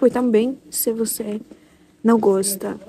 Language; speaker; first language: Portuguese; non-native, fluent; Russian